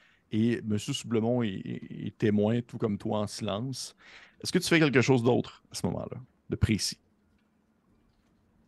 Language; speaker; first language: French; native; French